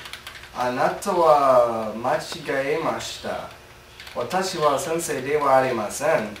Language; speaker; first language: Japanese; non-native, learner; English